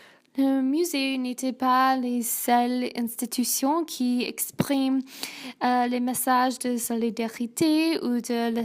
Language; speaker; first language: French; non-native, learner; English